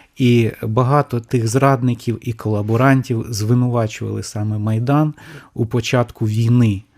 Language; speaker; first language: Ukrainian; native; Ukrainian